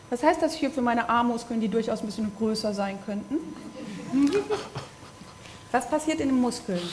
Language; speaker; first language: German; native; German